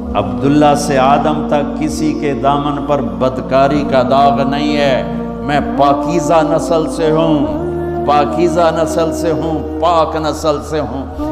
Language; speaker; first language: Urdu; non-native, local second language; Punjabi